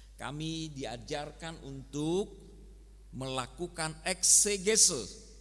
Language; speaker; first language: Indonesian; native; Indonesian